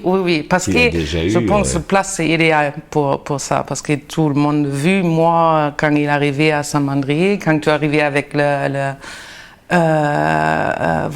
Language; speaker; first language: French; non-native, learner; German